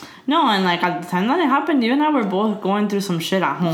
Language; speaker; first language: English; early bilingual, other home language; Spanish